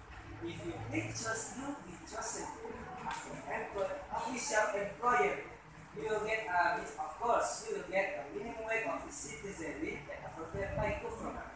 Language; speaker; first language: English; non-native, learner; Indonesian